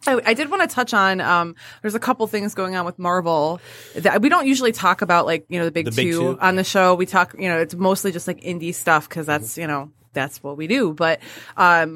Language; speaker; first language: English; native; English